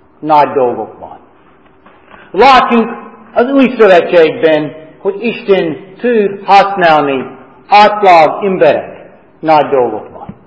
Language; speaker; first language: Hungarian; non-native, fluent; English